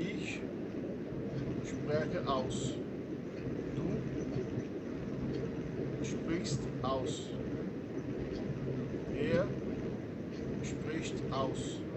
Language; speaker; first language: German; non-native, fluent; Portuguese